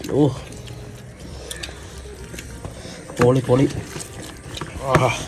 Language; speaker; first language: Malayalam; native; Malayalam